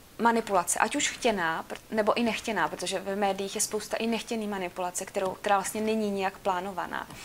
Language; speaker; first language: Czech; native; Czech